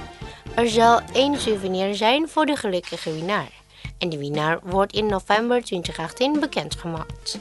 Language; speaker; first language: Dutch; non-native, local second language; Indonesian